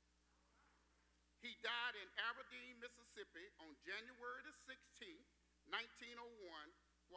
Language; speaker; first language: English; native; English